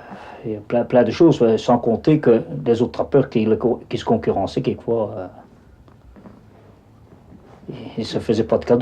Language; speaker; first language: French; native; French